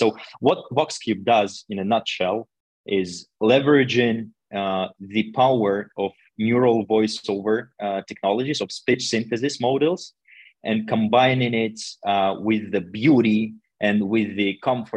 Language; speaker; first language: English; non-native, fluent; Russian